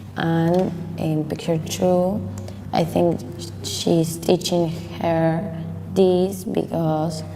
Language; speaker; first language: English; non-native, learner; Spanish